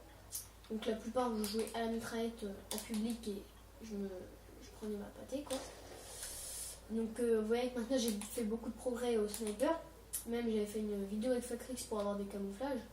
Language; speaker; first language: French; native; French